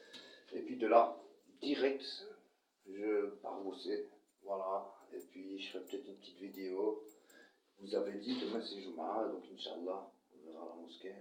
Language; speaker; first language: French; early bilingual, other home language; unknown